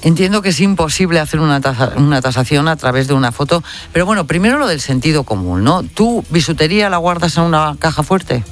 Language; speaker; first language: Spanish; native; Spanish